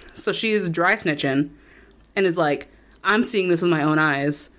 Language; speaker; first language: English; native; English